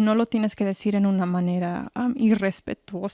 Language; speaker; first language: Spanish; early bilingual, heritage; Spanish